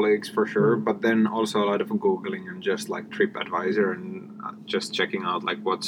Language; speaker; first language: English; non-native, fluent; Finnish